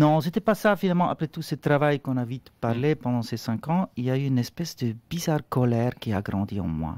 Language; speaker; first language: French; non-native, local second language; Swiss German